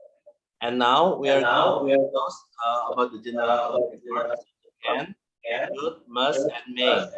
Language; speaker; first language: English; non-native, learner; Indonesian